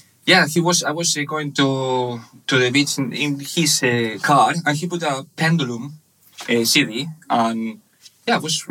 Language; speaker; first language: English; non-native, fluent; Spanish